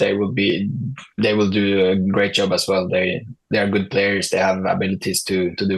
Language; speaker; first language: English; non-native, fluent; Norwegian